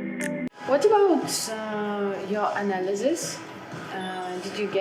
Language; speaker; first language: English; non-native, learner; Russian